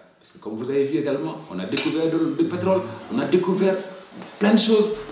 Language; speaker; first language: French; non-native, local second language; Wolof